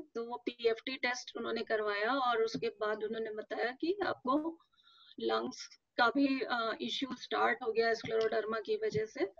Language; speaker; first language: Hindi; native; Hindi